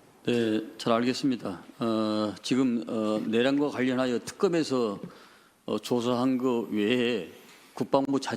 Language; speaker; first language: Korean; native; Korean